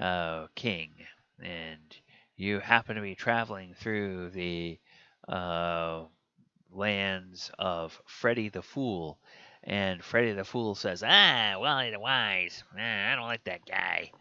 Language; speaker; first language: English; native; English